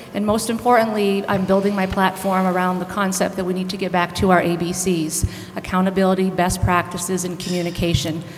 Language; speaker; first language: English; native; English